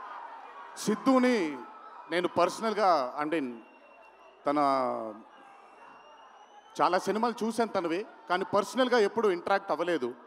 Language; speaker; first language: Telugu; native; Telugu